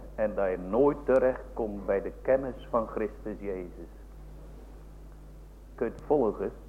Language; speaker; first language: Dutch; native; Dutch